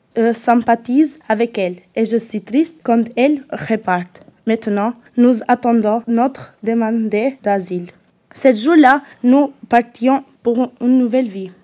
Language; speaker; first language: French; non-native, learner; Albanian